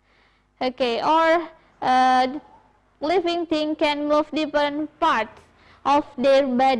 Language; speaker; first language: English; non-native, fluent; Indonesian